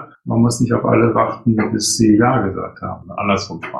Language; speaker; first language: German; native; German